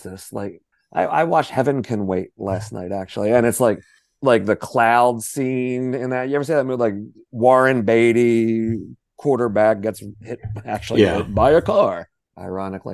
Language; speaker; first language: English; native; English